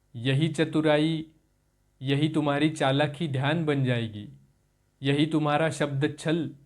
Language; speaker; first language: Hindi; non-native, local second language; Marathi